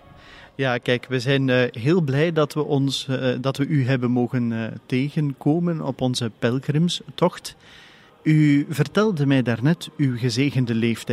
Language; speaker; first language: Dutch; native; Dutch